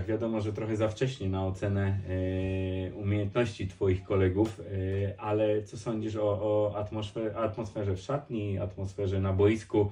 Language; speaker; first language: Polish; native; Polish